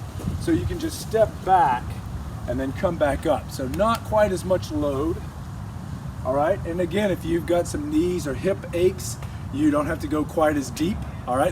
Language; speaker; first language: English; native; English